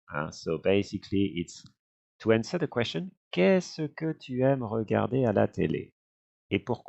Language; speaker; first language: French; non-native, fluent; English